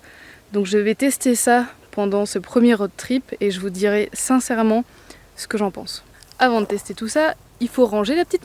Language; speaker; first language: French; native; French